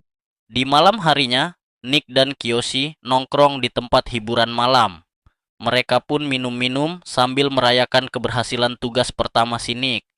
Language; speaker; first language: Indonesian; native; Indonesian